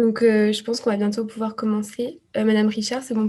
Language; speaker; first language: French; native; French